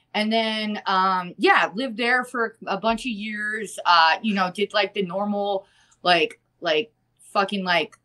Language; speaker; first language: English; native; English